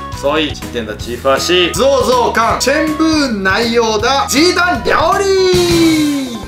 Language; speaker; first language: Chinese; non-native, learner; Japanese